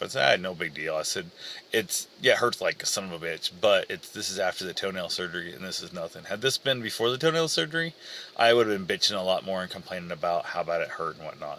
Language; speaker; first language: English; native; English